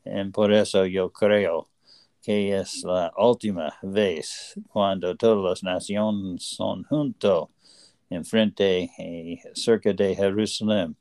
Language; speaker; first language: Spanish; non-native, learner; English